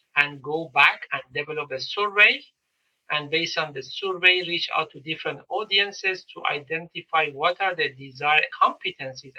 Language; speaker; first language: English; non-native, fluent; Persian